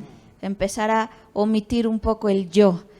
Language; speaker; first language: Spanish; native; Spanish